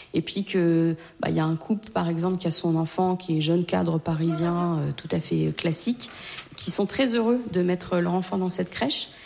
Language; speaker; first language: French; native; French